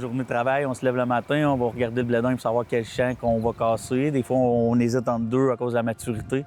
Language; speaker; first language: French; native; French